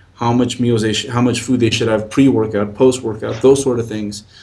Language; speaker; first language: English; native; English